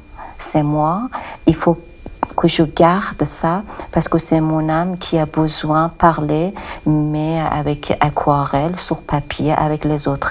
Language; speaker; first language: French; non-native, learner; Persian